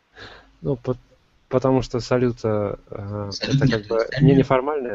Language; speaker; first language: Russian; native; Russian